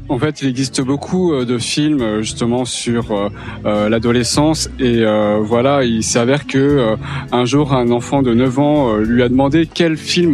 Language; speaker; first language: French; native; French